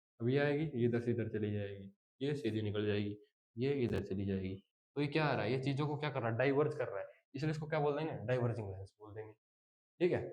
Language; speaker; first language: Hindi; native; Hindi